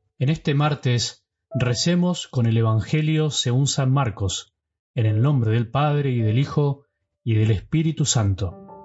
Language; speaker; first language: Spanish; native; Spanish